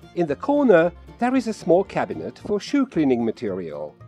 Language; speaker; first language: English; non-native, fluent; Hungarian